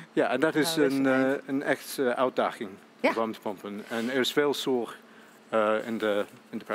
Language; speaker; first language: Dutch; non-native, fluent; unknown